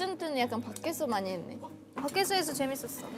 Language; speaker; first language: Korean; native; Korean